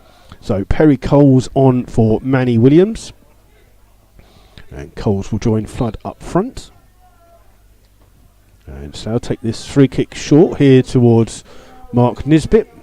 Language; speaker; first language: English; native; English